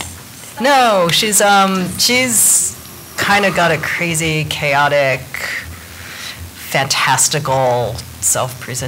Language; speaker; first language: English; native; English